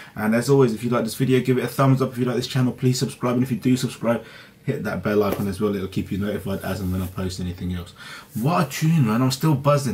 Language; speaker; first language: English; early bilingual, other home language; Urdu